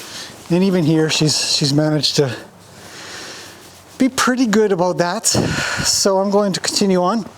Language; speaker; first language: English; native; English